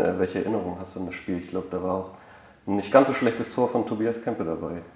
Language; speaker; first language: German; native; German